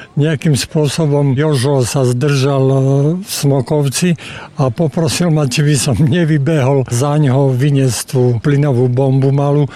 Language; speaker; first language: Slovak; native; Slovak